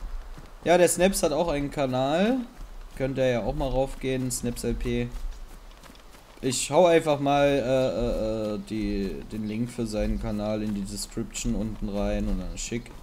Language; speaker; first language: German; native; German